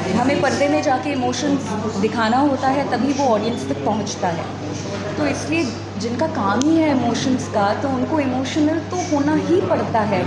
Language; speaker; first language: Hindi; non-native, local second language; Bangla